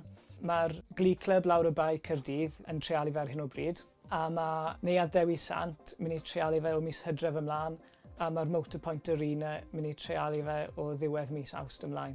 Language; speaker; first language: Welsh; native; Welsh